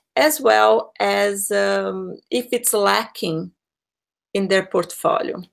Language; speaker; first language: English; non-native, fluent; Portuguese